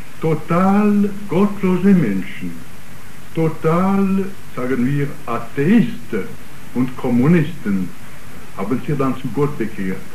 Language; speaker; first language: German; non-native, fluent; French